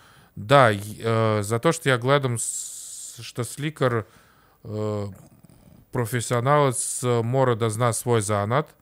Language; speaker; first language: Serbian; non-native, learner; Russian